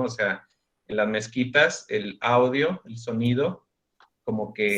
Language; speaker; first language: Spanish; native; Spanish